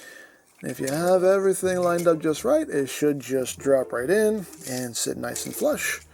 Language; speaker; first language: English; native; English